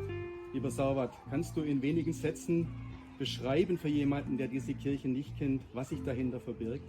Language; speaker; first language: German; native; German